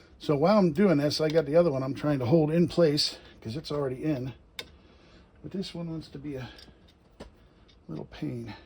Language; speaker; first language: English; native; English